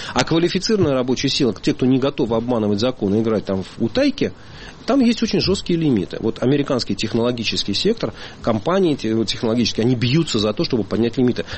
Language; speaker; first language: Russian; native; Russian